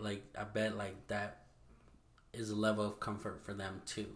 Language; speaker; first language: English; early bilingual, other home language; Spanish